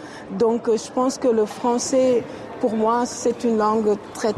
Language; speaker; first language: French; non-native, local second language; Wolof